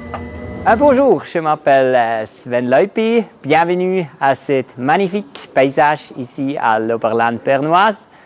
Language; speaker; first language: French; non-native, learner; German